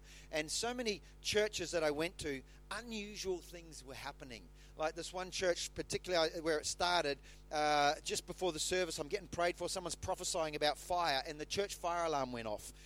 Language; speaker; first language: English; native; English